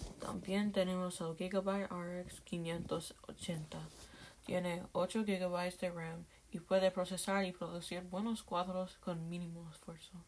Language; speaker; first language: Spanish; non-native, learner; English